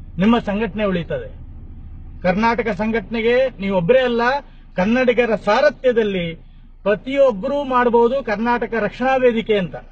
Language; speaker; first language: Kannada; native; Kannada